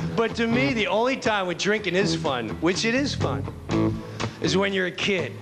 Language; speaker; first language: English; native; English